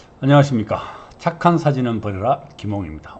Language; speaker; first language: Korean; native; Korean